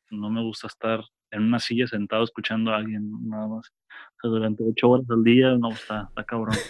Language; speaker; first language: Spanish; native; Spanish